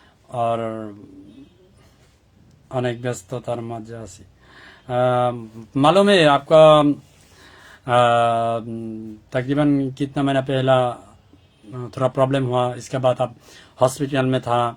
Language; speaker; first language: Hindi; non-native, learner; Bangla